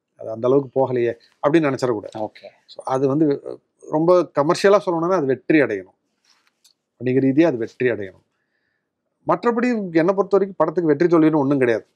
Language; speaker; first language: Tamil; native; Tamil